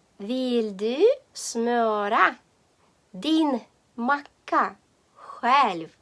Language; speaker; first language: Swedish; non-native, learner; Ukrainian